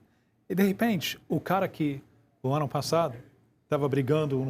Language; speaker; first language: Portuguese; non-native, fluent; English